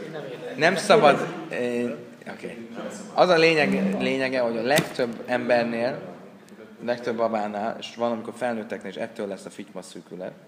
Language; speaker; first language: Hungarian; native; Hungarian